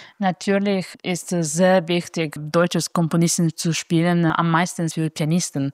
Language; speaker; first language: German; non-native, fluent; Italian